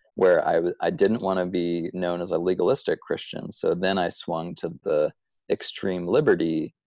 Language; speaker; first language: English; native; English